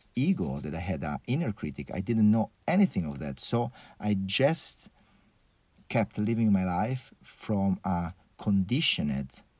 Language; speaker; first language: English; early bilingual, other home language; Italian